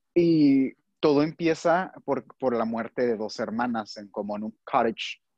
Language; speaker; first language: Spanish; native; Spanish